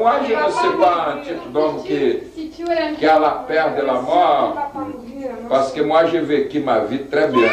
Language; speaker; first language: French; non-native, local second language; Portuguese